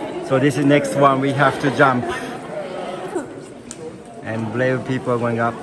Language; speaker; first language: English; non-native, learner; Japanese